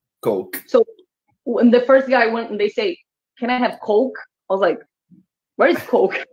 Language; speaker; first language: English; non-native, learner; Portuguese